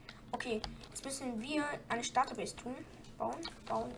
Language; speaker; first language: German; native; German